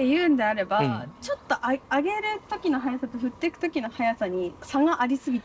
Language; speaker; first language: Japanese; native; Japanese